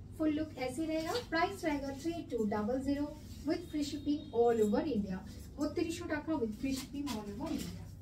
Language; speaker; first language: Hindi; non-native, local second language; Bangla